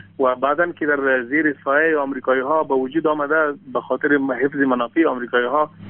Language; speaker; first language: Persian; non-native, local second language; Pashto